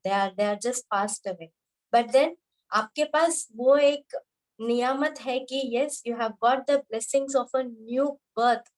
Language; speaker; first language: Hindi; native; Hindi